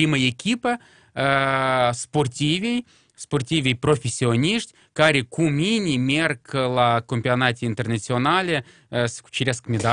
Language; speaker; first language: Romanian; non-native, local second language; Russian